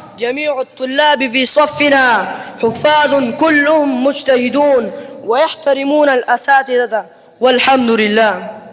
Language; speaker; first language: Arabic; non-native, learner; Urdu